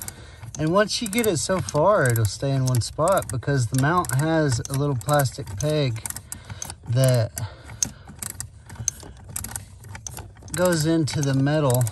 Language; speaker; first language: English; native; English